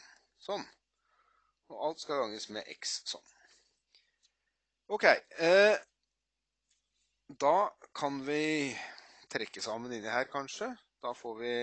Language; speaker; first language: Norwegian; native; Norwegian